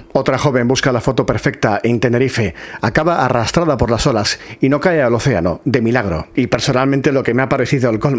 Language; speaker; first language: Spanish; native; Spanish